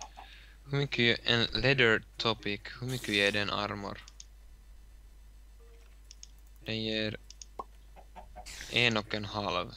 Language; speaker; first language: Swedish; non-native, local second language; Finnish